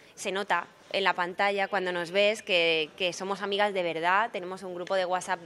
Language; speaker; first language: Spanish; native; Spanish